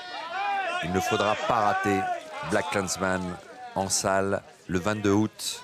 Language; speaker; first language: French; native; French